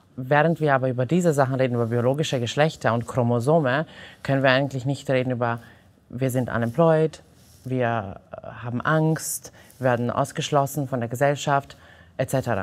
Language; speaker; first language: German; non-native, fluent; Serbian